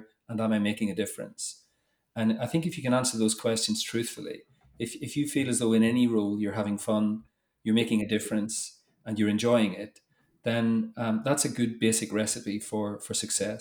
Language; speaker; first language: English; native; English